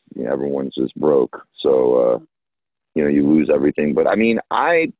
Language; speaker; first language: English; early bilingual, other home language; Persian